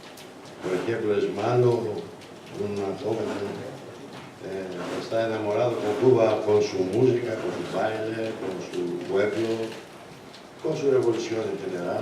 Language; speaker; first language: Spanish; non-native, learner; Greek